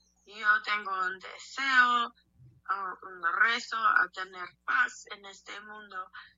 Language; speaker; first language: Spanish; non-native, learner; English